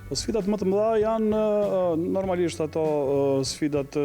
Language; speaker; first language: Albanian; native; Albanian